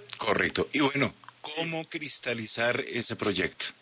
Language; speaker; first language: Spanish; native; Spanish